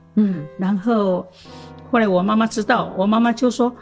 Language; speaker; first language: Chinese; non-native, local second language; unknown